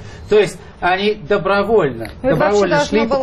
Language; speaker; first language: Russian; native; Russian